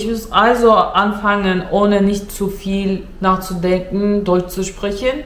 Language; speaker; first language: German; non-native, fluent; Turkish